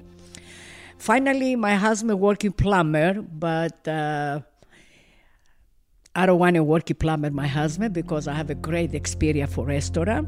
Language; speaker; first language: English; non-native, learner; Greek